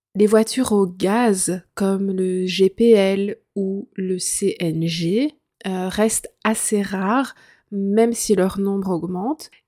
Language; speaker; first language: French; native; French